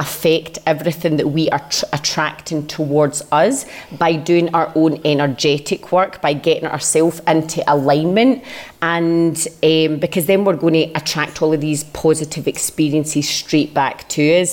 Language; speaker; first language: English; native; English